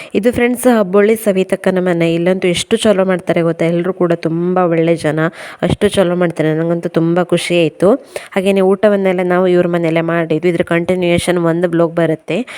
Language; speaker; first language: Kannada; native; Kannada